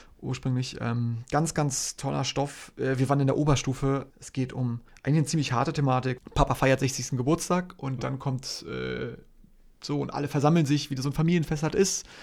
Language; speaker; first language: German; early bilingual, other home language; Polish